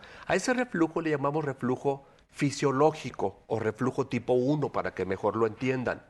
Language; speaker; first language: Spanish; native; Spanish